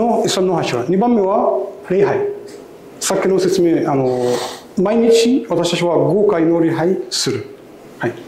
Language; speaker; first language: Japanese; non-native, learner; Arabic